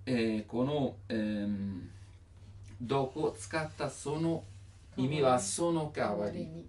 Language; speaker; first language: Japanese; non-native, learner; Italian